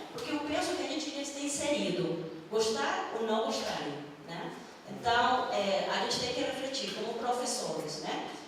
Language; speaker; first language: Portuguese; non-native, fluent; Spanish